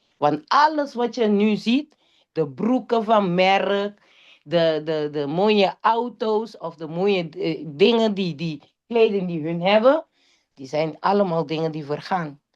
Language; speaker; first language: Dutch; non-native, local second language; Papiamento